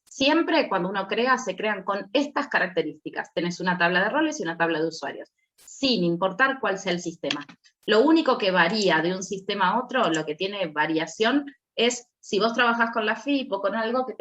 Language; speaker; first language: Spanish; native; Spanish